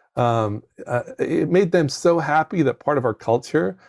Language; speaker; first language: English; native; English